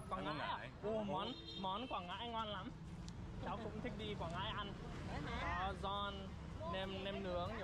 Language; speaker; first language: Vietnamese; non-native, fluent; English